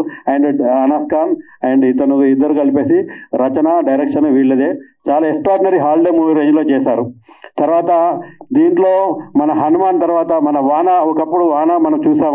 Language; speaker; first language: Telugu; native; Telugu